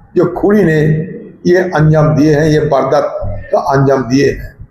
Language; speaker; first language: Hindi; non-native, local second language; Bangla